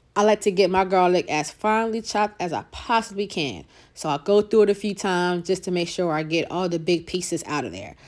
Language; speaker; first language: English; native; English